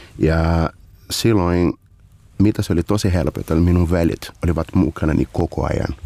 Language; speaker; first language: Finnish; non-native, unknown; Portuguese